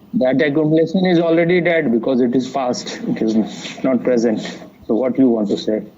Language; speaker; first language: English; non-native, fluent; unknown